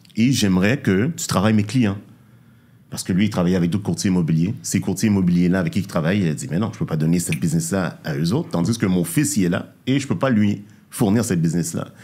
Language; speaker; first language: French; native; French